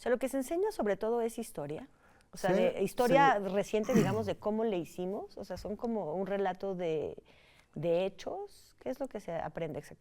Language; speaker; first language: Spanish; native; Spanish